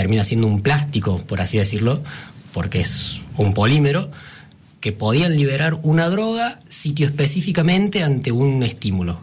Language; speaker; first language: Spanish; native; Spanish